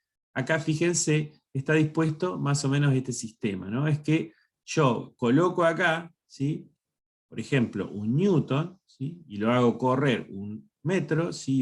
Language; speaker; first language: Spanish; native; Spanish